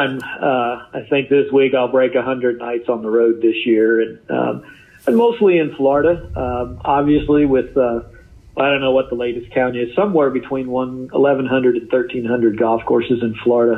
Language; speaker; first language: English; native; English